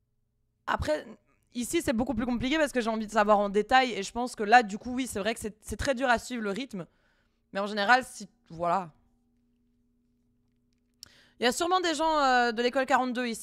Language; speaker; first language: French; native; French